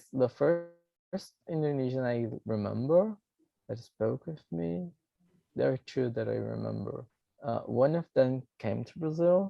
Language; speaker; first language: English; non-native, fluent; Portuguese